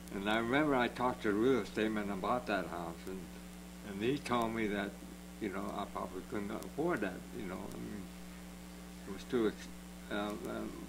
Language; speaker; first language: English; native; English